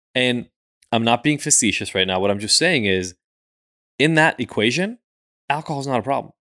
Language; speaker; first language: English; early bilingual, other home language; Hebrew